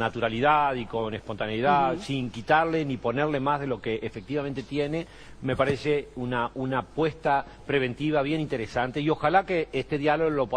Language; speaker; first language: Spanish; native; Spanish